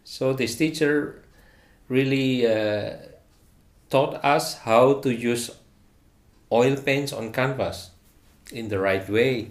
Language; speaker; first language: English; non-native, fluent; Indonesian